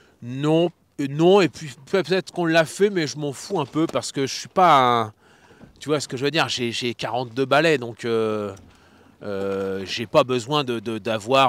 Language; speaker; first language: French; native; French